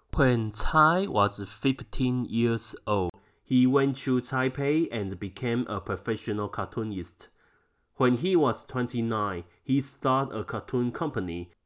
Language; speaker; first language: English; non-native, fluent; Chinese